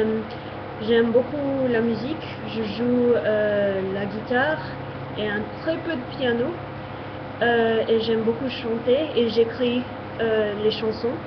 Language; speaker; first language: French; non-native, fluent; English